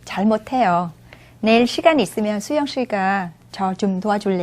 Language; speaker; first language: Korean; non-native, fluent; Vietnamese